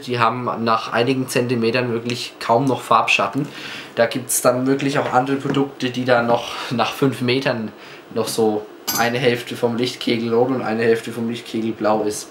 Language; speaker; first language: German; native; German